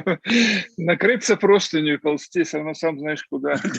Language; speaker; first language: Russian; native; Russian